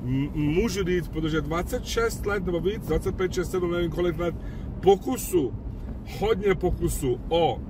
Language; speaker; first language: Czech; non-native, fluent; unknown